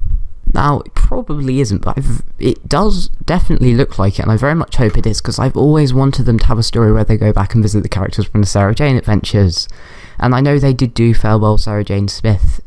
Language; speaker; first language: English; native; English